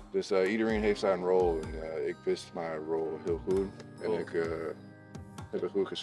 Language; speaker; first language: Dutch; non-native, fluent; English